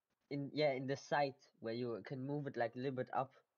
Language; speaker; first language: English; non-native, fluent; German